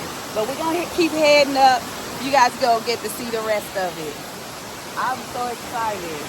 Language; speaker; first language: English; native; English